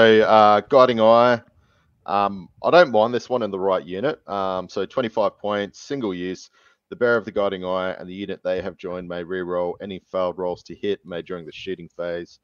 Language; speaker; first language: English; native; English